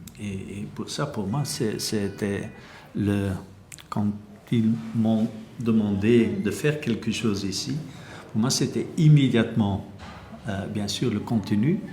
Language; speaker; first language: French; non-native, local second language; Dutch